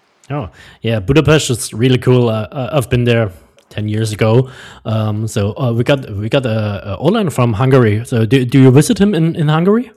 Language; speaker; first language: English; non-native, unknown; German